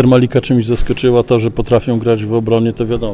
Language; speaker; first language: Polish; native; Polish